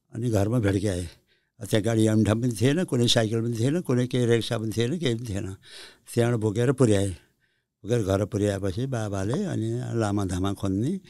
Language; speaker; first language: Nepali; early bilingual, heritage; Nepali